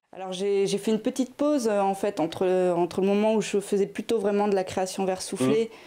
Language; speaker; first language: French; native; French